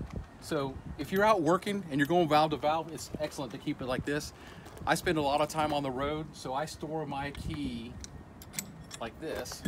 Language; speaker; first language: English; native; English